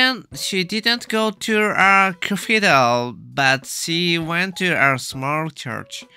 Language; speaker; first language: English; non-native, learner; Japanese